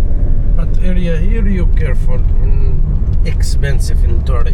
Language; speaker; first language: English; non-native, learner; Arabic